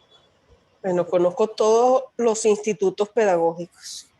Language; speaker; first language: Spanish; native; Spanish